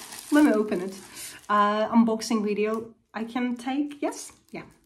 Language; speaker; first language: English; non-native, fluent; Azerbaijani